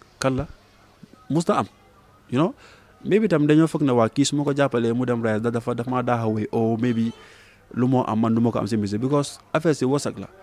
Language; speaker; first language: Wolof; native; Wolof